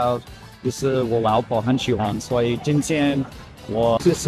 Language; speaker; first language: Chinese; non-native, learner; English